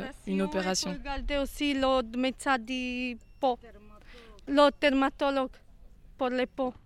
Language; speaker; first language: French; non-native, learner; Serbian